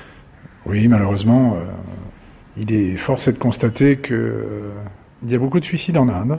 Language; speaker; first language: French; native; French